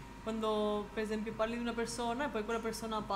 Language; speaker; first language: Italian; non-native, fluent; Spanish